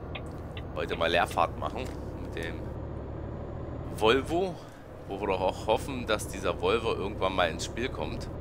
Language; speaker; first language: German; native; German